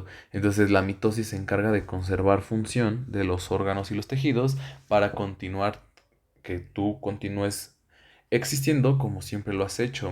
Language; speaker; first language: Spanish; native; Spanish